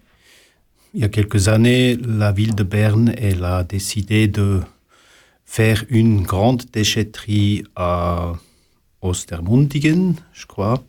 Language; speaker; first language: French; non-native, local second language; German